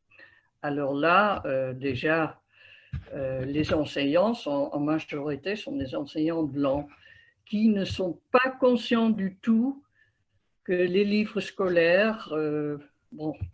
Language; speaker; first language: French; non-native, fluent; Dutch